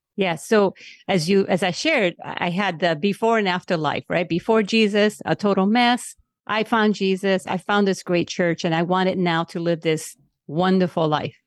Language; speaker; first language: English; non-native, local second language; Spanish